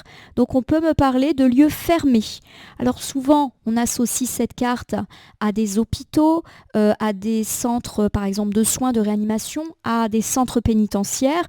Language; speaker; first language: French; native; French